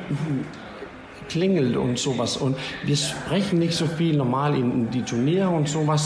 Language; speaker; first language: German; non-native, learner; Danish